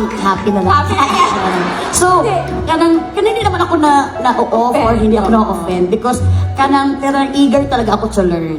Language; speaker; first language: Filipino; non-native, local second language; Cebuano